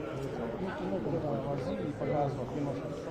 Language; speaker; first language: Russian; non-native, local second language; Georgian